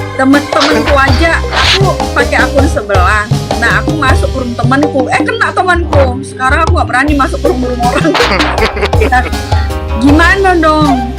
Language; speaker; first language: Indonesian; native; Indonesian